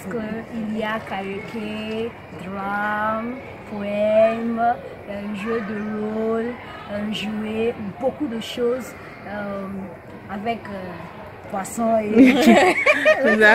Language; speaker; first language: French; non-native, learner; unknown